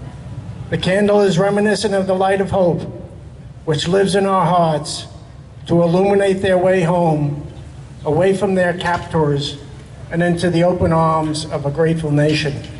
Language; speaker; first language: English; native; English